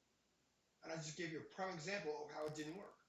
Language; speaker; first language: English; native; English